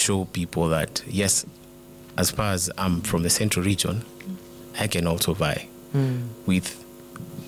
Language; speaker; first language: English; non-native, local second language; Kikuyu